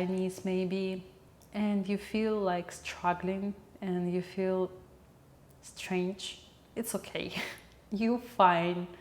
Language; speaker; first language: English; non-native, learner; Russian